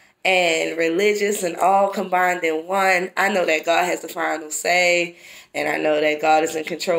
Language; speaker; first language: English; native; English